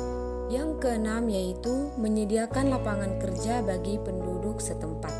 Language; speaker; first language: Indonesian; native; Indonesian